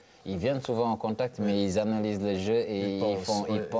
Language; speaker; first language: French; non-native, local second language; Wolof